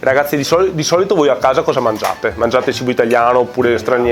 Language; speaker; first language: Italian; native; Italian